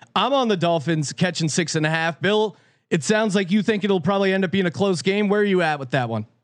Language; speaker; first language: English; native; English